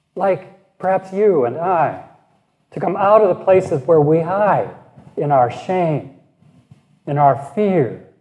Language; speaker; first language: English; native; English